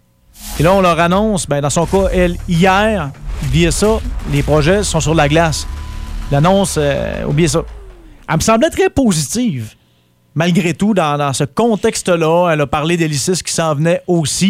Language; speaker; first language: French; native; French